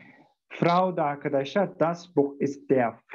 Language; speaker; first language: German; non-native, fluent; Turkish